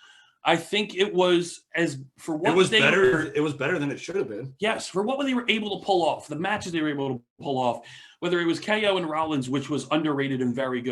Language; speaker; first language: English; native; English